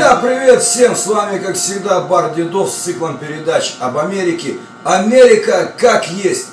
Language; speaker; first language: Russian; native; Russian